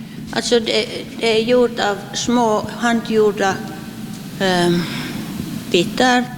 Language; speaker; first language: Swedish; non-native, local second language; Finnish